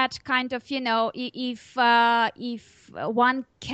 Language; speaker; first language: English; non-native, fluent; Armenian